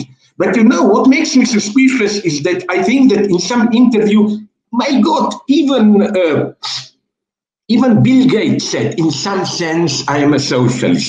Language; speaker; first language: English; non-native, fluent; Slovenian